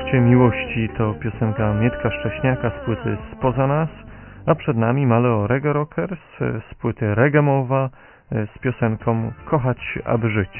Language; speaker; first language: Polish; native; Polish